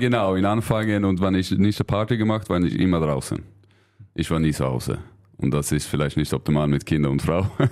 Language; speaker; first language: German; non-native, learner; Swedish